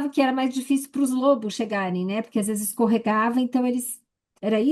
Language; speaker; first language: Portuguese; native; Portuguese